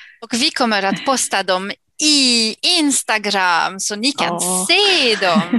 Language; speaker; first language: Swedish; non-native, fluent; English